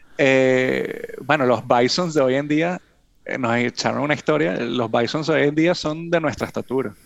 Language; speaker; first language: Spanish; native; Spanish